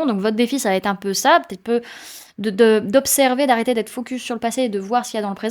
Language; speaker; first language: French; native; French